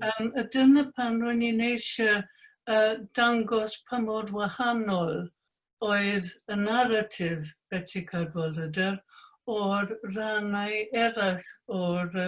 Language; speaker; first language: Welsh; non-native, fluent; English